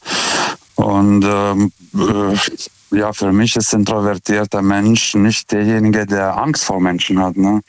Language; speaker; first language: German; non-native, fluent; Lithuanian